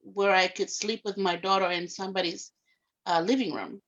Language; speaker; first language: English; early bilingual, other home language; Spanish